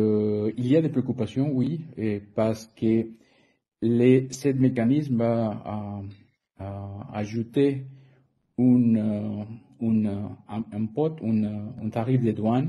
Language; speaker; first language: French; non-native, fluent; Spanish